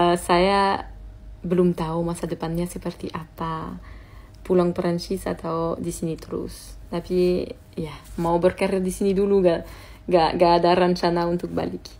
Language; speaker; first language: Indonesian; non-native, fluent; French